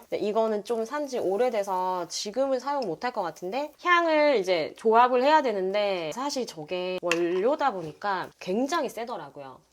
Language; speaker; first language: Korean; native; Korean